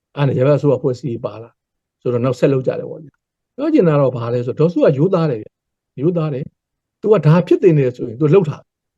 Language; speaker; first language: Burmese; native; Burmese